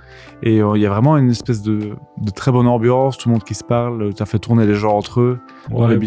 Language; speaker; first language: French; native; French